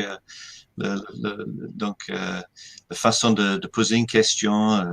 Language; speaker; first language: French; non-native, fluent; English